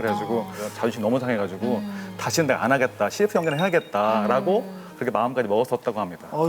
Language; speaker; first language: Korean; native; Korean